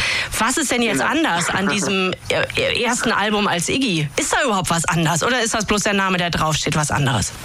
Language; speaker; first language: German; native; German